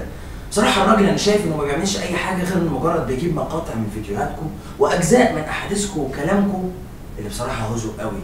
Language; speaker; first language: Arabic; native; Arabic